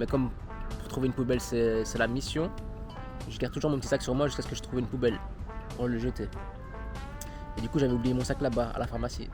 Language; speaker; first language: French; native; French